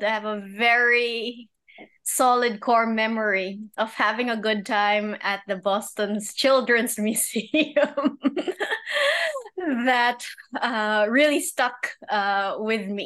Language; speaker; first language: English; native; English